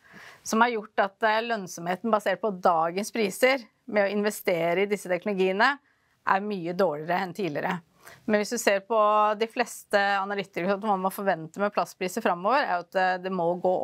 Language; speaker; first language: Norwegian; native; Norwegian